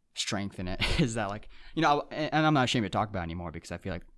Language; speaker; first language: English; early bilingual, other home language; Japanese